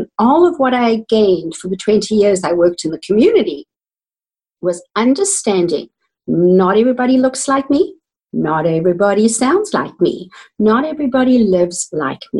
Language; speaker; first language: English; native; English